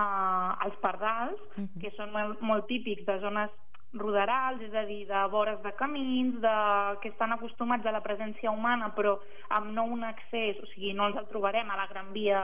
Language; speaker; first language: Catalan; native; Catalan